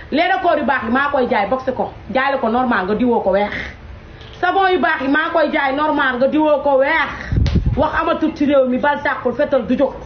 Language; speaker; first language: Wolof; non-native, local second language; Fula